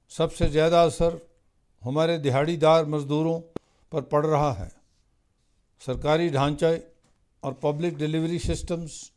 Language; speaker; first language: Hindi; non-native, local second language; Punjabi